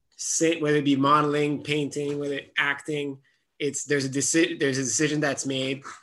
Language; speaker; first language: English; non-native, fluent; French